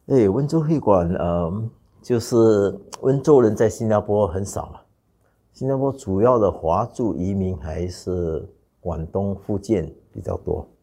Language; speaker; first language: Chinese; non-native, local second language; Wu Chinese